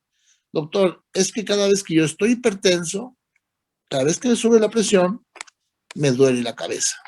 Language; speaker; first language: Spanish; native; Spanish